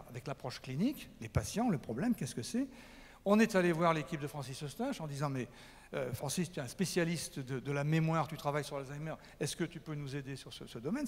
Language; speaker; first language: French; native; French